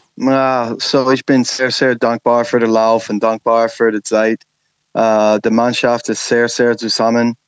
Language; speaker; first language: German; non-native, learner; English